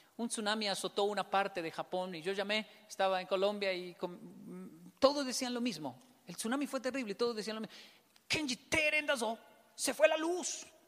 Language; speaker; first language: Spanish; native; Spanish